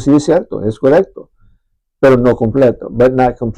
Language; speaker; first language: Spanish; early bilingual, heritage; Spanish